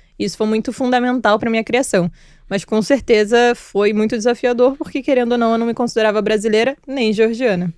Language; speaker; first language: Portuguese; early bilingual, other home language; Georgian